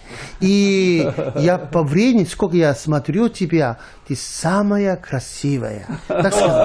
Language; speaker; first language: Russian; non-native, learner; Korean